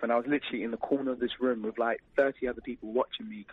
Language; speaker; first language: English; native; English